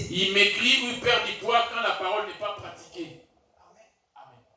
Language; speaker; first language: French; non-native, local second language; Lingala